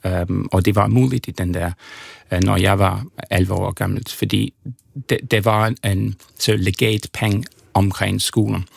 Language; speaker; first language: Danish; non-native, learner; English